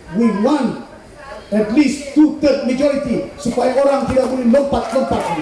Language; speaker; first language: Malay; non-native, local second language; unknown